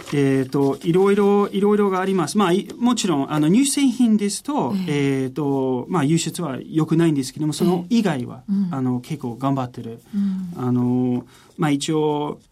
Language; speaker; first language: Japanese; non-native, fluent; English